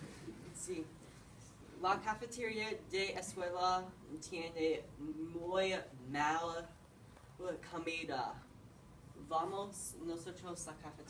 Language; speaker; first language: Spanish; non-native, learner; English